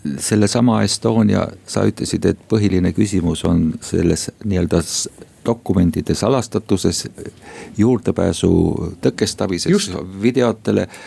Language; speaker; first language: Estonian; native; Estonian